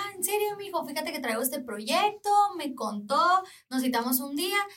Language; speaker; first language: Spanish; native; Spanish